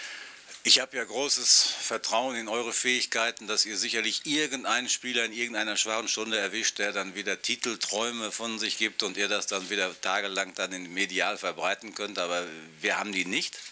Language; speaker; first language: German; native; German